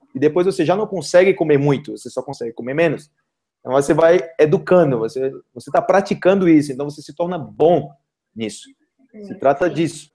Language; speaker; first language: Portuguese; native; Portuguese